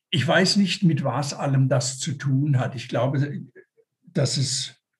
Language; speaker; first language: German; native; German